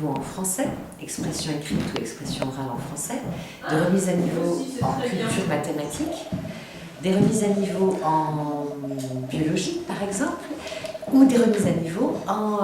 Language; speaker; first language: French; native; French